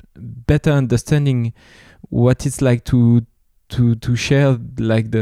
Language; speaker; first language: English; non-native, fluent; French